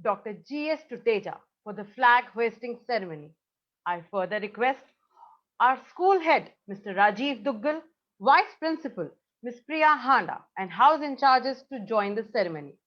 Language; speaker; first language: English; non-native, local second language; Hindi